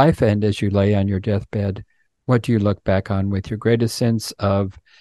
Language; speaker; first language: English; native; English